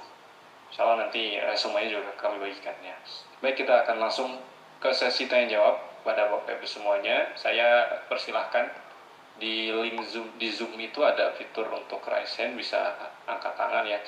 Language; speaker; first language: Malay; native; Malay